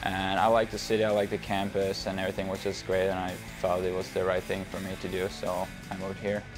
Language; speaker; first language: English; non-native, fluent; Czech